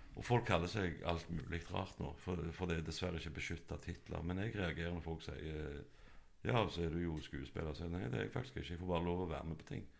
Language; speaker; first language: Norwegian; native; Norwegian